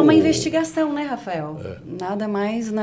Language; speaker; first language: Portuguese; native; Portuguese